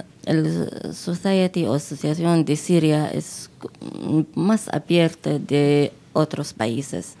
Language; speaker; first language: Spanish; non-native, fluent; Arabic